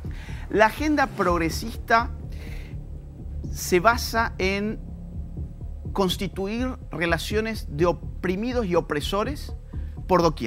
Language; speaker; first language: Spanish; native; Spanish